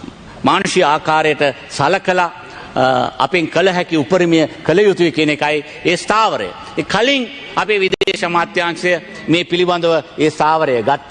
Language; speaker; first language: Sinhala; non-native, local second language; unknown